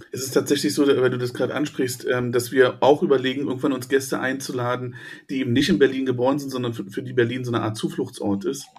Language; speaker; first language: German; native; German